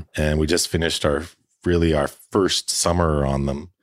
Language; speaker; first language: English; native; English